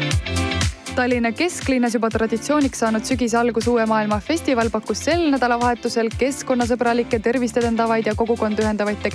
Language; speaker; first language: Estonian; native; Estonian